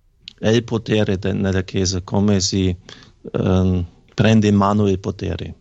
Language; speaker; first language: Italian; non-native, fluent; German